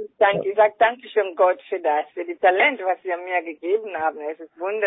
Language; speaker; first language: German; non-native, fluent; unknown